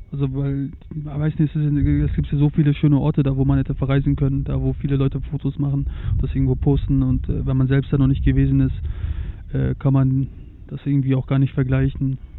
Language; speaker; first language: German; early bilingual, other home language; Turkish